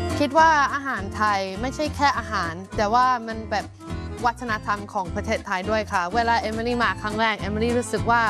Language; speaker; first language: Thai; non-native, fluent; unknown